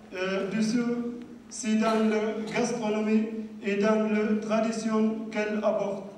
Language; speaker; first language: French; non-native, learner; Arabic